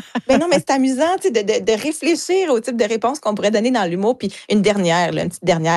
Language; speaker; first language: French; native; French